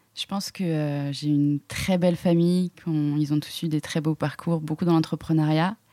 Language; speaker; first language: French; native; French